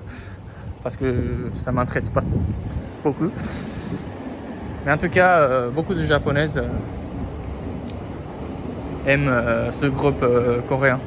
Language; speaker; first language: French; non-native, fluent; Japanese